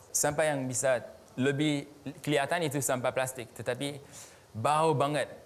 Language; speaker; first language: Indonesian; early bilingual, other home language; French